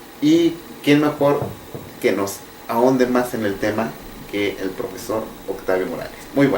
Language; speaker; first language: Spanish; native; Spanish